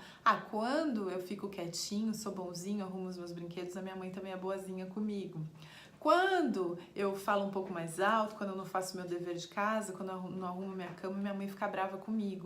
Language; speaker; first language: Portuguese; native; Portuguese